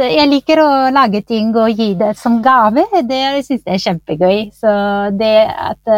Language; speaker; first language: Norwegian; non-native, fluent; Italian